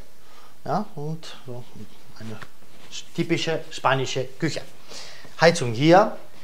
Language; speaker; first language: German; non-native, fluent; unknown